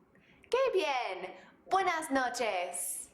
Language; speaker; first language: Spanish; non-native, fluent; English